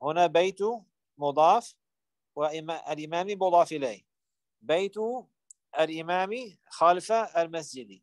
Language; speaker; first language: Arabic; non-native, fluent; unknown